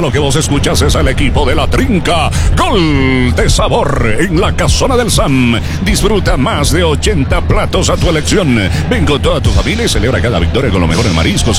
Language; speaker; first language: Spanish; native; Spanish